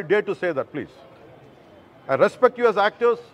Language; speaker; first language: English; non-native, local second language; Telugu